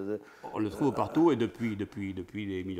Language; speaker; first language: French; native; French